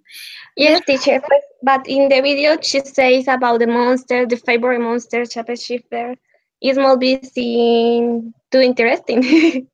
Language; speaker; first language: English; non-native, learner; Spanish